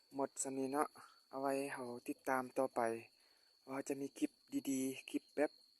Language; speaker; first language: Lao; non-native, local second language; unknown